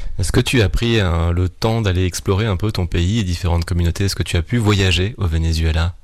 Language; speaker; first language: French; native; French